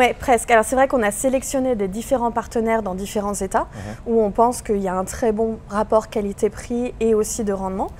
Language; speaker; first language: French; native; French